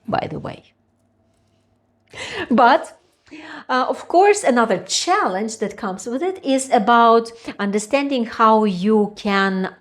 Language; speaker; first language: English; non-native, fluent; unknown